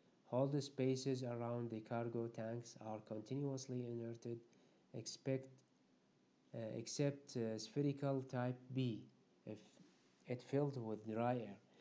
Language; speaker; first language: English; non-native, fluent; Arabic